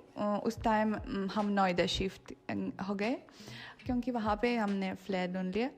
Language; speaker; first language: Hindi; non-native, fluent; Russian